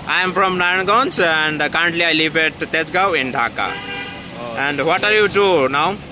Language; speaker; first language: English; non-native, learner; Bangla